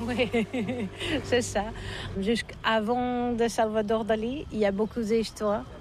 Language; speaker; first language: French; non-native, learner; Catalan